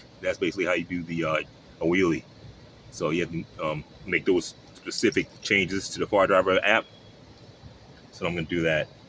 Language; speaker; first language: English; native; English